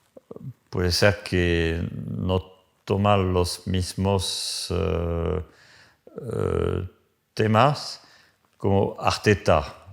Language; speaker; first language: Spanish; non-native, fluent; French